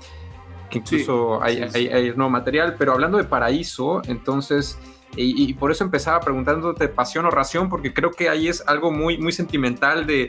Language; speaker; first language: Spanish; native; Spanish